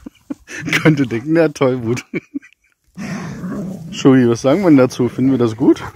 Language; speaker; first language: German; native; German